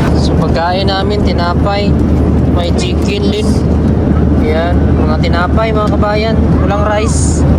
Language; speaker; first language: Filipino; non-native, local second language; Cebuano